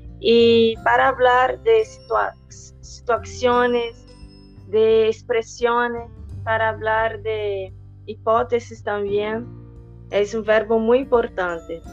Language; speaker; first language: Spanish; non-native, fluent; Portuguese